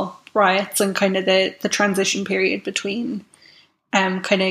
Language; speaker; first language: English; native; English